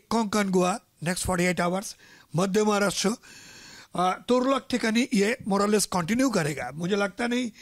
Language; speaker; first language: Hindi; non-native, local second language; Marathi